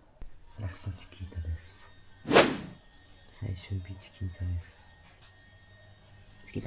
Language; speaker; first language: Japanese; native; Japanese